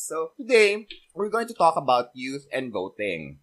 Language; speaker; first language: English; non-native, local second language; Filipino